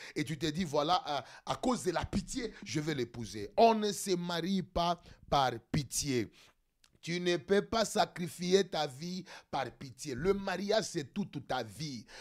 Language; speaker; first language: French; non-native, local second language; Lingala